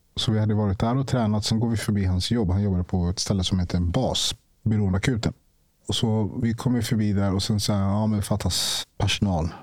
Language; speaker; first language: Swedish; early bilingual, other home language; Ganda